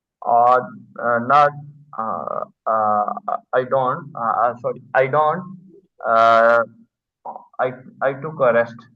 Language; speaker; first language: English; non-native, learner; Urdu